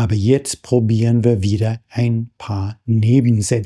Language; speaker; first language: German; non-native, fluent; English